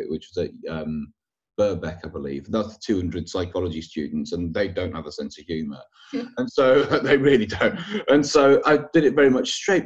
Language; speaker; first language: English; native; English